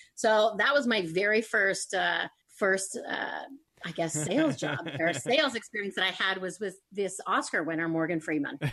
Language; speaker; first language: English; native; English